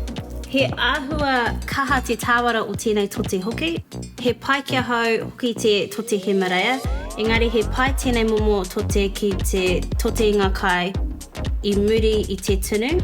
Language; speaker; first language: Māori; non-native, local second language; English